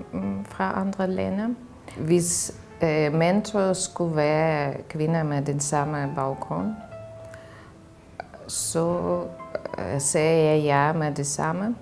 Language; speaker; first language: Danish; non-native, fluent; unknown